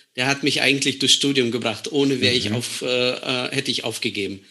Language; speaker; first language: German; non-native, fluent; Estonian